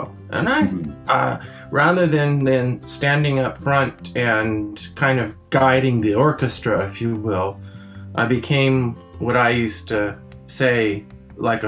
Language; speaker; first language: English; early bilingual, other home language; French